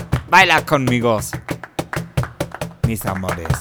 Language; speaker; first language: Spanish; early bilingual, other home language; English